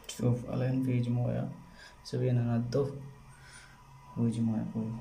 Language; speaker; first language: Arabic; non-native, learner; Urdu